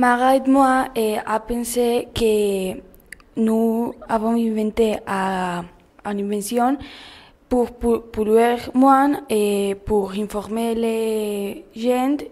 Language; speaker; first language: French; non-native, learner; Spanish